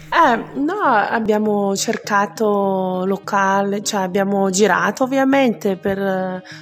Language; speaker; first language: Italian; non-native, fluent; Chinese